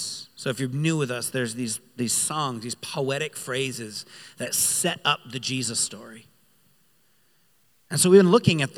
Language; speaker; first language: English; native; English